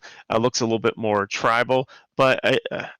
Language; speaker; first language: English; native; English